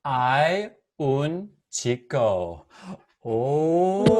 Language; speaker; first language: Spanish; non-native, fluent; English